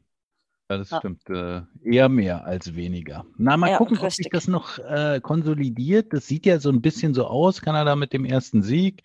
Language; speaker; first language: German; native; German